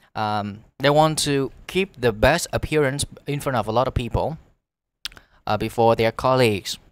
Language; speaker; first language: English; non-native, fluent; Vietnamese